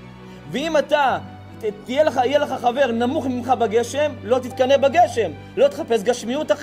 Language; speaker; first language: Hebrew; native; Hebrew